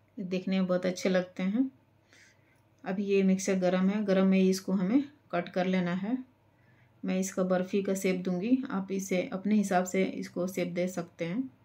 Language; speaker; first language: Hindi; native; Hindi